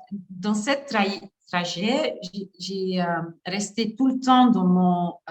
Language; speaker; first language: French; non-native, learner; Dutch